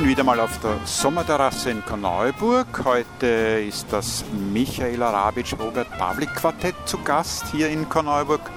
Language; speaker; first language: German; native; German